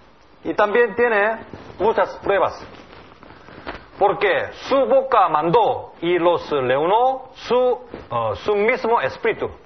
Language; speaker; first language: Spanish; non-native, learner; Korean